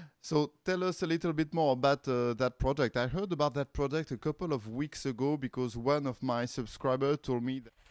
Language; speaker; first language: English; non-native, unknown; French